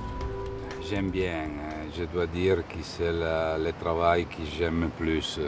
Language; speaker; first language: French; non-native, fluent; Italian